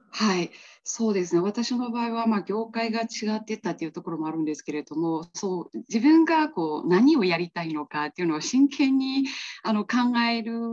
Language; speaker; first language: Japanese; non-native, fluent; Burmese